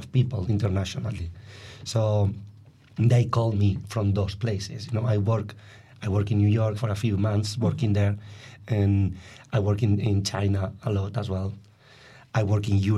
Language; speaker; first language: English; non-native, fluent; Spanish